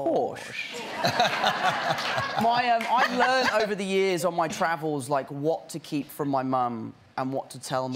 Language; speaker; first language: English; native; English